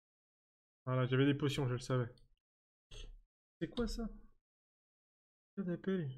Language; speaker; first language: French; native; French